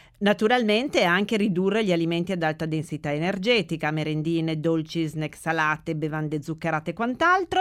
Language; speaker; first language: Italian; native; Italian